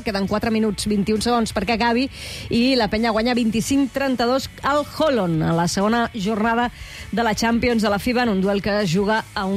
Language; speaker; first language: Catalan; native; Catalan